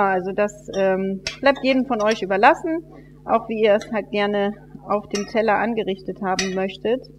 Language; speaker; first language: German; native; German